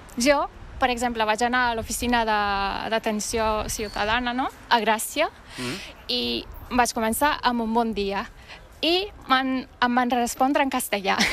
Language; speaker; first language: Catalan; non-native, fluent; Turkish